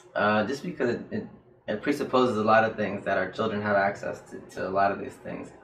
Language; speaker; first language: English; native; English